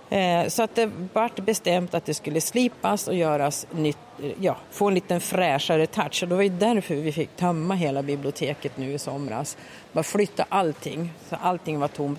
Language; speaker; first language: Swedish; native; Swedish